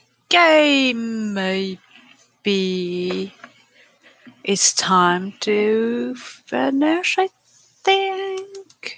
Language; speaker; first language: English; non-native, learner; Japanese